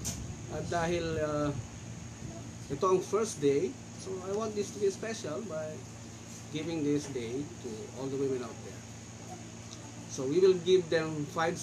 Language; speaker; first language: English; non-native, local second language; Filipino